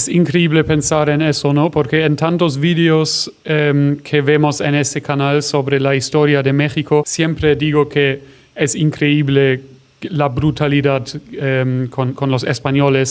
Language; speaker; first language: Spanish; non-native, fluent; German